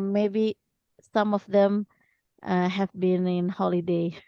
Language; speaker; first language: English; non-native, fluent; Indonesian